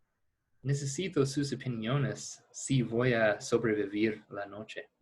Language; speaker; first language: Spanish; non-native, fluent; English